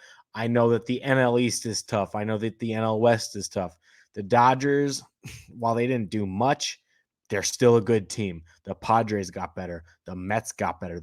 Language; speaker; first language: English; native; English